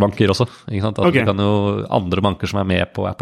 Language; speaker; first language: Norwegian; native; Norwegian